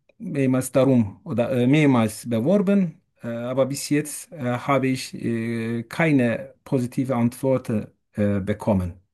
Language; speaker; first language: German; non-native, learner; Turkish